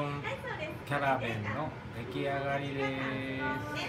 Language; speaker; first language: Japanese; native; Japanese